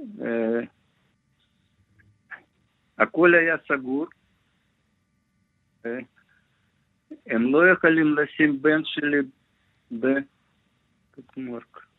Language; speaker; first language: Hebrew; non-native, learner; Russian